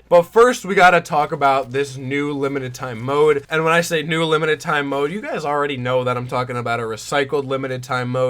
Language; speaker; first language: English; native; English